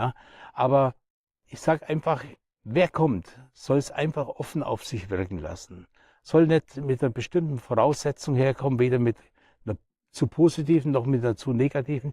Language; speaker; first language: German; native; German